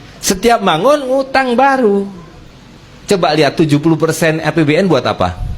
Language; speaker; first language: Indonesian; native; Indonesian